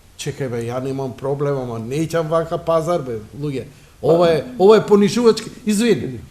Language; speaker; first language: Macedonian; native; Macedonian